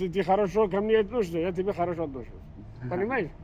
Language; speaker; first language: Russian; non-native, local second language; Chechen